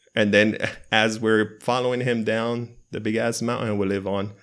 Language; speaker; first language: English; native; English